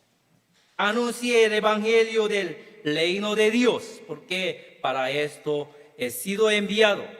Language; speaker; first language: Spanish; non-native, learner; Korean